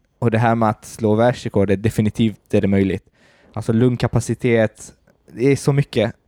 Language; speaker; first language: Swedish; early bilingual, other home language; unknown